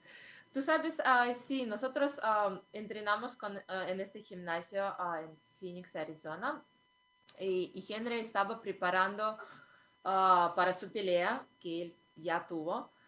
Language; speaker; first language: Spanish; non-native, fluent; Russian